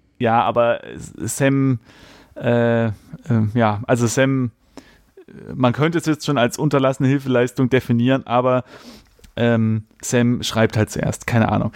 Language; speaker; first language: German; native; German